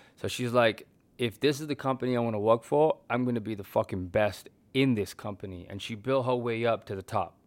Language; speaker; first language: English; native; English